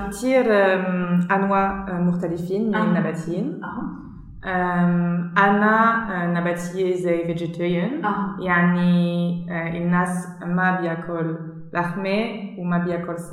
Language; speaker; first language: Arabic; non-native, learner; German